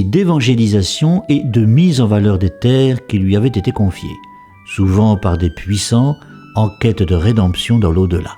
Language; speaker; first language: French; native; French